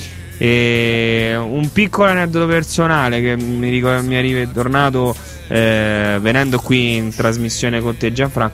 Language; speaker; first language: Italian; native; Italian